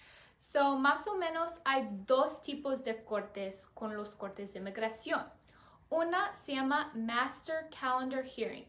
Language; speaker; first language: Spanish; non-native, learner; English